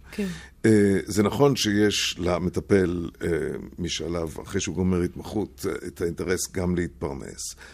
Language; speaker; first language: Hebrew; non-native, fluent; German